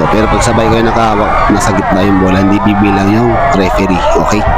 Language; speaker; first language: Filipino; native; Filipino